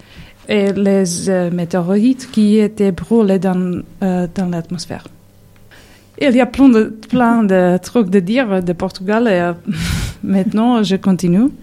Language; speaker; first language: French; non-native, learner; Serbian